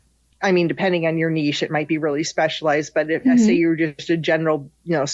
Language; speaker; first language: English; native; English